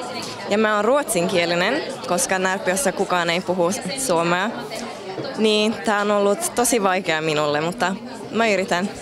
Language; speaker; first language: Finnish; non-native, local second language; Swedish